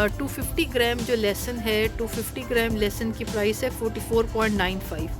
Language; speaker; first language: Urdu; native; Urdu